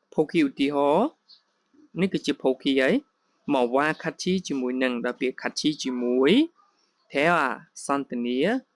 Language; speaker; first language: Khmer; native; Khmer